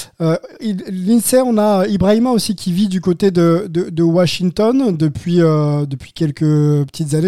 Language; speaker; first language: French; native; French